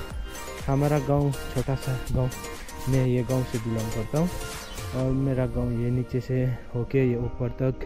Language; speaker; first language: Hindi; non-native, local second language; Nepali